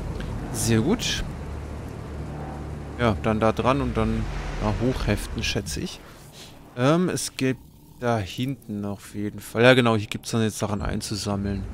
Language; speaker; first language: German; native; German